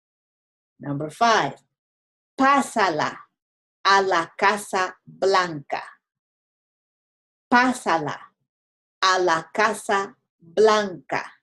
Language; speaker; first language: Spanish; non-native, fluent; English